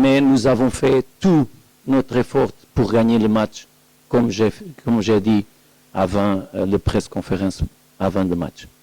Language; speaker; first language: French; non-native, learner; Portuguese